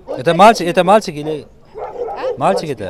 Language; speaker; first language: Russian; non-native, local second language; Uzbek